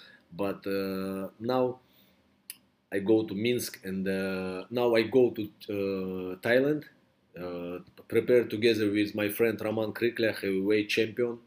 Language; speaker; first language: English; non-native, learner; Russian